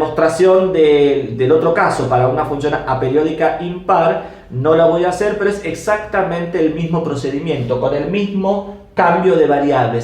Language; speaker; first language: Spanish; native; Spanish